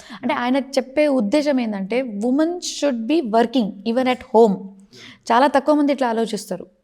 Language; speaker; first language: Telugu; non-native, local second language; Kannada